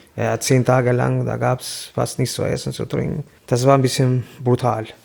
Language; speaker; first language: German; non-native, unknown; Albanian